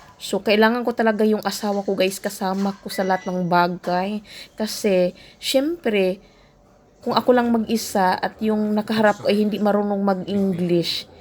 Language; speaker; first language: Filipino; native; Filipino